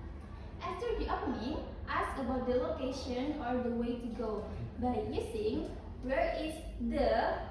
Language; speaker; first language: English; non-native, fluent; Indonesian